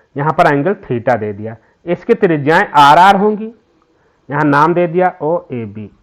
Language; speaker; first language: Hindi; native; Hindi